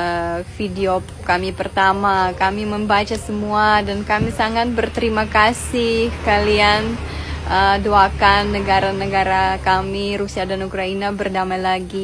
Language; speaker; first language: Indonesian; non-native, learner; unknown